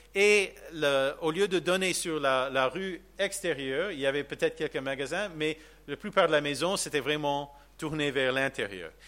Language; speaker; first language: French; non-native, fluent; English